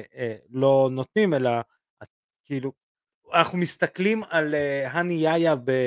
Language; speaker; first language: Hebrew; early bilingual, other home language; Russian